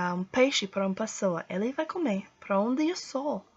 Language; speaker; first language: Portuguese; non-native, learner; English